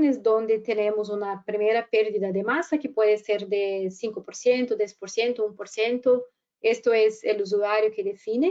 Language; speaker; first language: Spanish; non-native, fluent; Portuguese